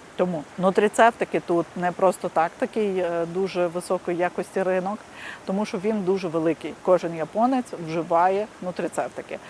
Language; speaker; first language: Ukrainian; native; Ukrainian